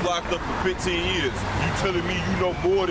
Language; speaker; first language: English; native; English